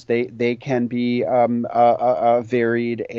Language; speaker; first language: English; native; English